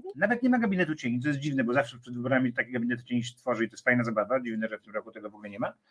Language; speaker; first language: Polish; native; Polish